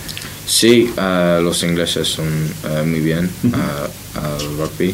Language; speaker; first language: Spanish; non-native, learner; English